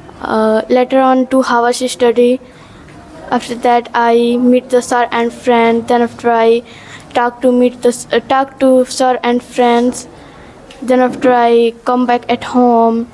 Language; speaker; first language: English; non-native, learner; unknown